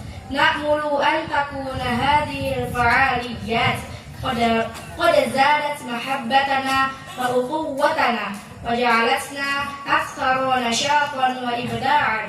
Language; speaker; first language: Arabic; non-native, learner; Indonesian